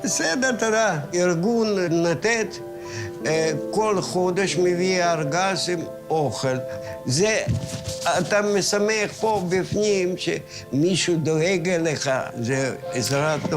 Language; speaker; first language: Hebrew; non-native, fluent; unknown